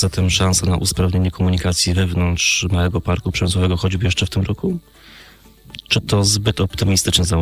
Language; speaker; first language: Polish; native; Polish